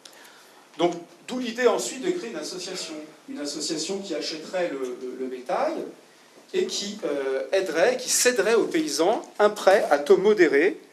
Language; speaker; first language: French; native; French